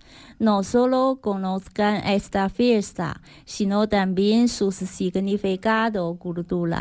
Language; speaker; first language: Spanish; non-native, learner; Chinese